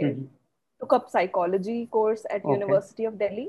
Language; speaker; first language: English; non-native, local second language; Hindi